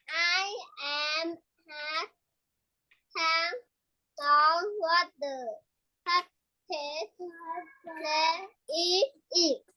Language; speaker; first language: English; non-native, learner; Vietnamese